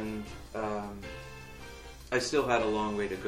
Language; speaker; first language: English; native; English